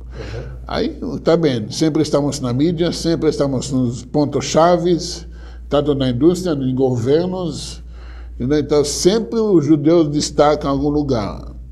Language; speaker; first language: Portuguese; non-native, fluent; Hebrew